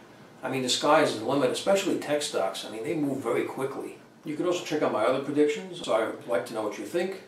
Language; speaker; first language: English; native; English